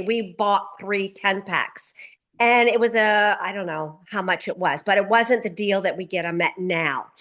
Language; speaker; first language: English; native; English